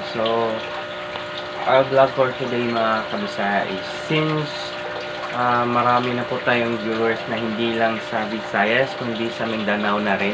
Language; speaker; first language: Filipino; non-native, local second language; Cebuano